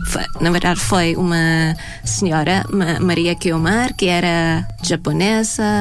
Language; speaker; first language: Portuguese; non-native, fluent; Thai